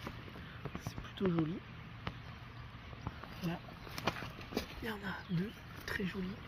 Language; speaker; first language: French; native; French